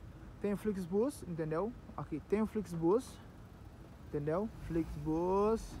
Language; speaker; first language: Portuguese; non-native, local second language; Kabuverdianu